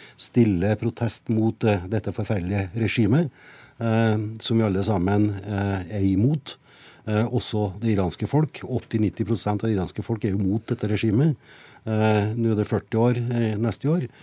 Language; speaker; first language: Norwegian; native; Norwegian